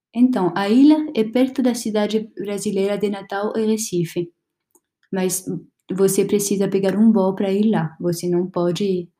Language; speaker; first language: Portuguese; non-native, learner; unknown